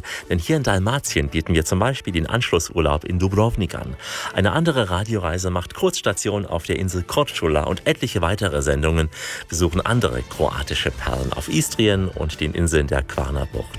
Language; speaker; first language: German; native; German